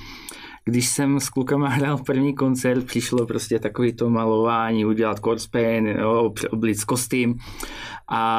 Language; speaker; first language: Czech; native; Czech